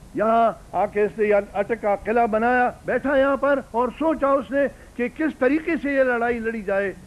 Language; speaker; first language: Urdu; non-native, local second language; Pashto